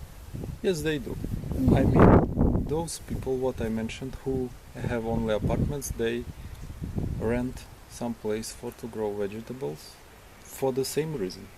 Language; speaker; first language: English; non-native, learner; Ukrainian